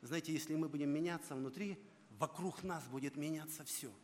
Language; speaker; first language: Russian; non-native, local second language; Ukrainian